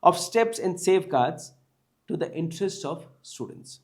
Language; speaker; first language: English; non-native, local second language; Tamil